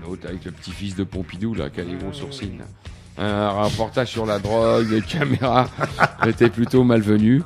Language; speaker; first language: French; native; French